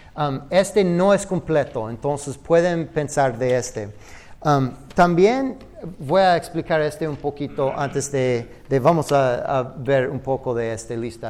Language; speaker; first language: Spanish; non-native, fluent; English